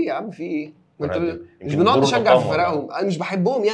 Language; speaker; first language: Arabic; native; Arabic